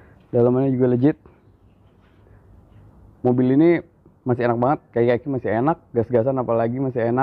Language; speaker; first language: Indonesian; native; Indonesian